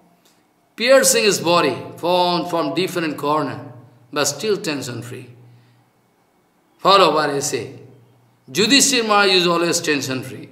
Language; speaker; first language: English; non-native, local second language; Bangla